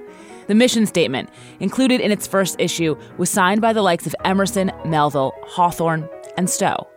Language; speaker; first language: English; native; English